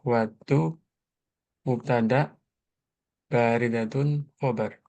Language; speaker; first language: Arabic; non-native, learner; Indonesian